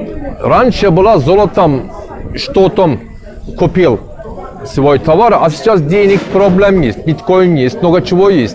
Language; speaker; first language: Russian; non-native, learner; Turkish